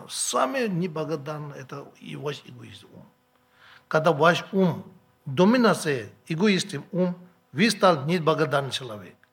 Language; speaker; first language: Russian; non-native, learner; Tibetan